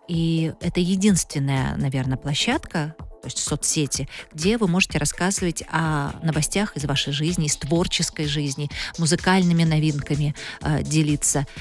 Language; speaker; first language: Russian; native; Russian